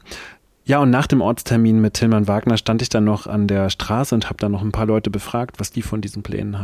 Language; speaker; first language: German; native; German